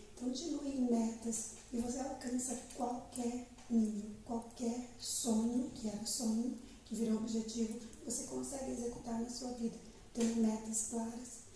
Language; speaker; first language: Portuguese; native; Portuguese